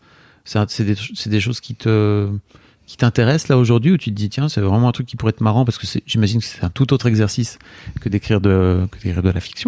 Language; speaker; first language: French; native; French